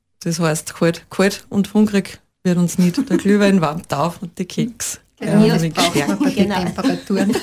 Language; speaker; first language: German; native; German